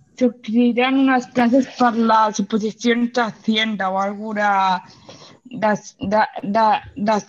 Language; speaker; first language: Catalan; non-native, local second language; Spanish